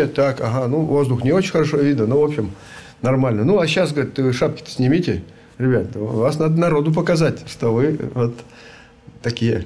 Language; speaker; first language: Russian; native; Russian